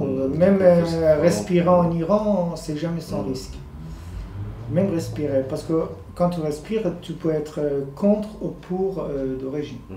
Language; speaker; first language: French; non-native, fluent; Persian